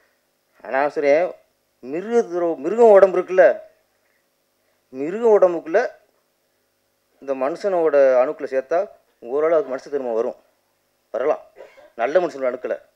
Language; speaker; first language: Tamil; native; Tamil